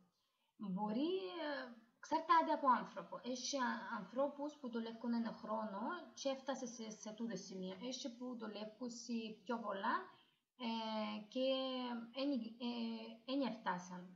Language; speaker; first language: Greek; non-native, learner; Russian